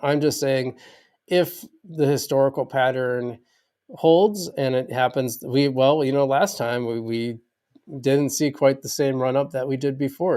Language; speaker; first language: English; native; English